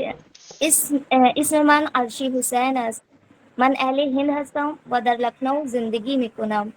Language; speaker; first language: Persian; non-native, learner; Urdu